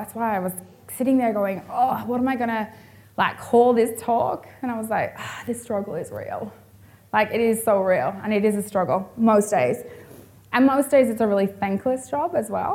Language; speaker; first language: English; native; English